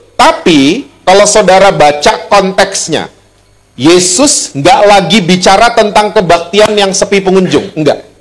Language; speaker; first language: Indonesian; native; Indonesian